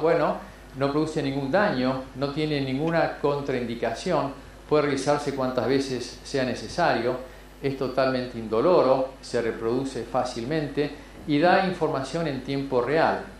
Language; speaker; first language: Spanish; native; Spanish